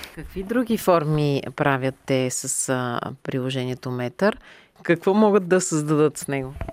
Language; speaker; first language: Bulgarian; native; Bulgarian